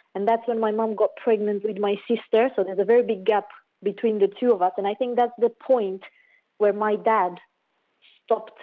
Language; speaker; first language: English; non-native, fluent; Romanian